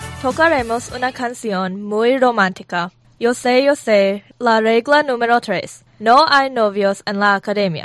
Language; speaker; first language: Spanish; non-native, learner; English